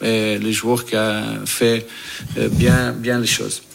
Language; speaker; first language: French; non-native, learner; Portuguese